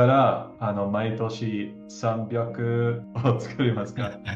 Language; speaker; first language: Japanese; non-native, learner; English